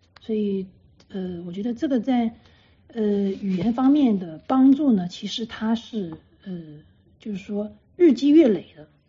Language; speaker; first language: Chinese; native; Chinese